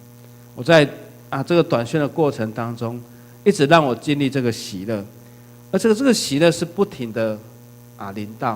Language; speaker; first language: Chinese; native; Chinese